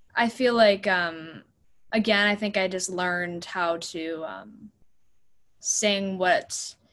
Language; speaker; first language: English; native; English